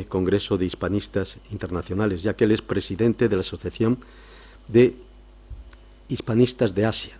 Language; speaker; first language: Spanish; native; Spanish